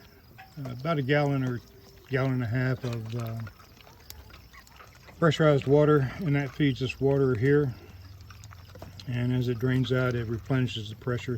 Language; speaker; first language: English; native; English